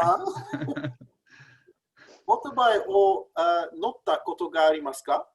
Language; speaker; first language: Japanese; non-native, learner; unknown